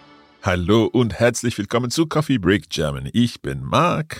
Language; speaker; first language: German; non-native, learner; English